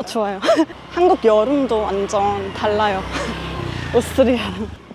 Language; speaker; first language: Korean; early bilingual, heritage; Korean